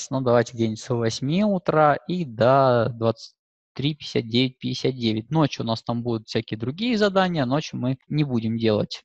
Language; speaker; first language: Russian; native; Russian